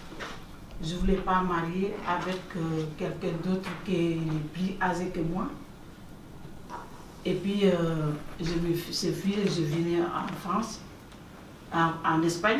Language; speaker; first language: French; non-native, learner; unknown